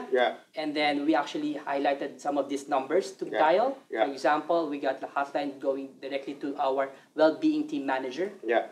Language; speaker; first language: English; non-native, local second language; Filipino